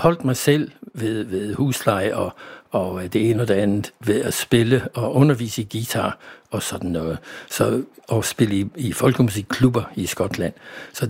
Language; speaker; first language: Danish; non-native, fluent; English